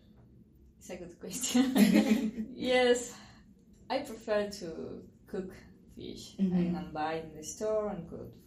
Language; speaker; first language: English; non-native, learner; Spanish